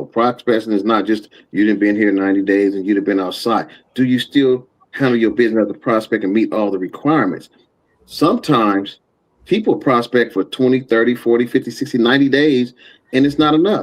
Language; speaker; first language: English; native; English